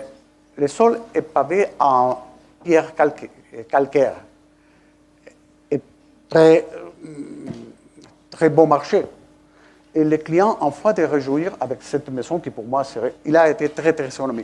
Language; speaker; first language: French; non-native, fluent; Spanish